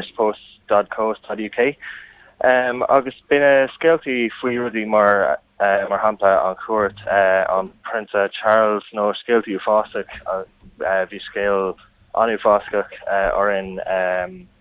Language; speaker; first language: Irish; non-native, learner; English